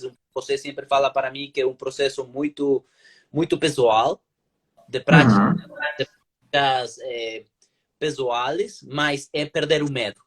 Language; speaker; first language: Portuguese; non-native, learner; Spanish